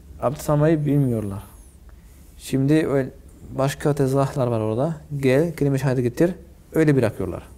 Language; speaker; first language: Turkish; non-native, fluent; Spanish